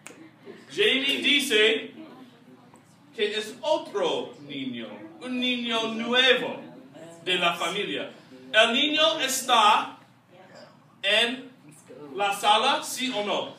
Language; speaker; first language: Spanish; non-native, fluent; English